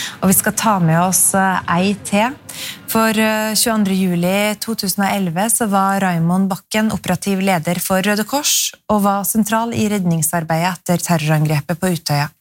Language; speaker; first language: Norwegian; native; Norwegian